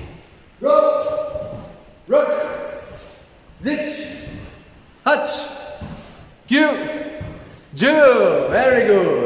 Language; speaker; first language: English; non-native, learner; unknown